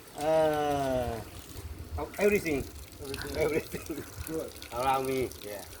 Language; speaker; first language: English; non-native, learner; Thai